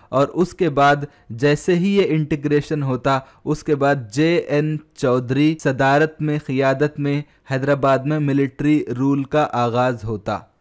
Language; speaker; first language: Hindi; non-native, local second language; Urdu